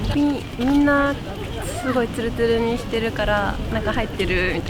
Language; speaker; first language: Japanese; native; Japanese